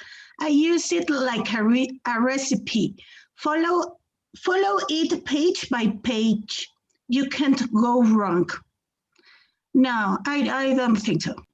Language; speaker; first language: English; non-native, fluent; Spanish